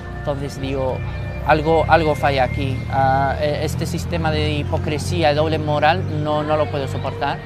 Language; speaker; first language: Spanish; non-native, fluent; Arabic